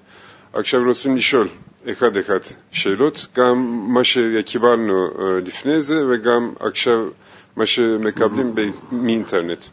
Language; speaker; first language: Hebrew; non-native, fluent; Turkish